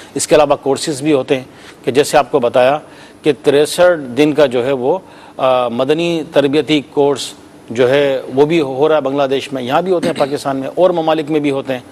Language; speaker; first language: Urdu; native; Urdu